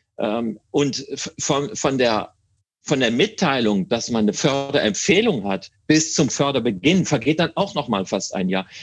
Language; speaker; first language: German; native; German